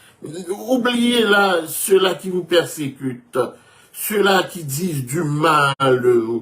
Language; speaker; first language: French; non-native, local second language; Haitian Creole